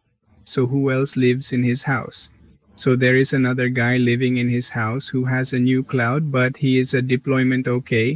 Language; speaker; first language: English; non-native, learner; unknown